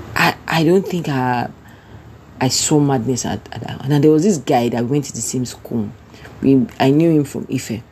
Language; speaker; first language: English; non-native, local second language; Yoruba